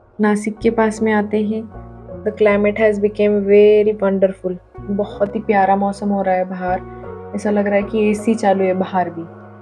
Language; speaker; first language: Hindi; non-native, local second language; Marathi